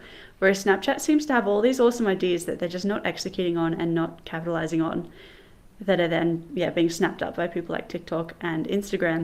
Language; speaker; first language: English; native; English